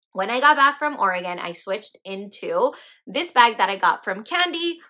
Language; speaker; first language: English; native; English